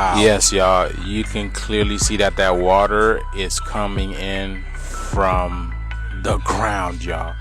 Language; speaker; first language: English; native; English